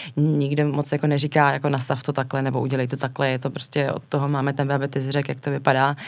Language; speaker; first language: Czech; native; Czech